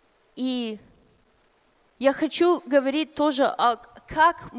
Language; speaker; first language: Russian; non-native, fluent; English